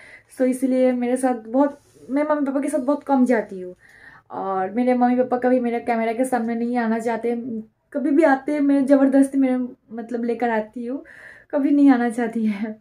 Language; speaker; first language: Hindi; non-native, local second language; Bangla